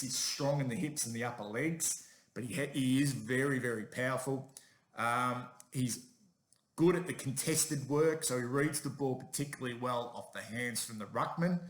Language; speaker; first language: English; native; English